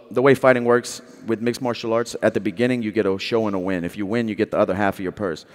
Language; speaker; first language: English; native; English